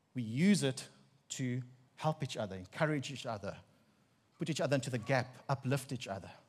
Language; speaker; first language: English; non-native, local second language; Afrikaans